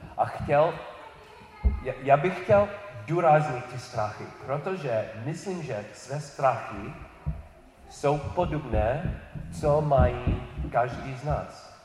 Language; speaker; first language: Czech; non-native, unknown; English